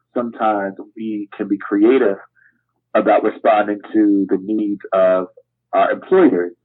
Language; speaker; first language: English; native; English